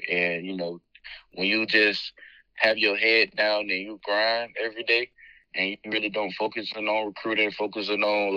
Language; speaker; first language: English; native; English